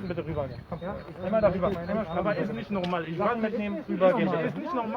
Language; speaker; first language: German; non-native, learner; French